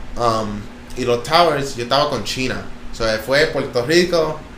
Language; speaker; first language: Spanish; early bilingual, heritage; Spanish